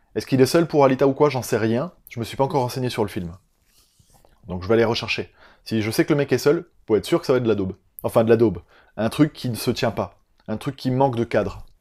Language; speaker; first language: French; native; French